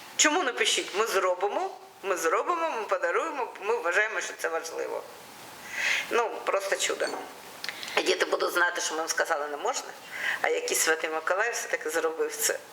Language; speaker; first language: Ukrainian; non-native, local second language; Russian